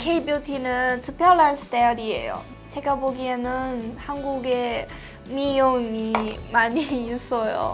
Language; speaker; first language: Korean; non-native, fluent; Chinese